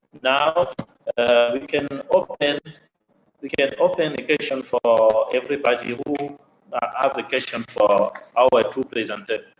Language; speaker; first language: English; non-native, learner; French